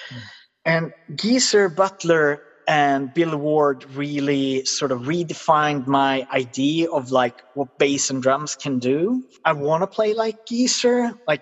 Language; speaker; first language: English; non-native, fluent; Swedish